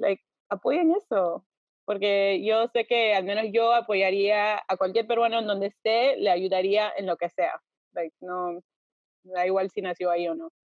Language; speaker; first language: Spanish; early bilingual, heritage; Spanish